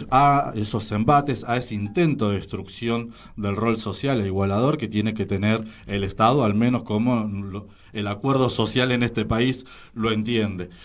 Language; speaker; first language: Spanish; native; Spanish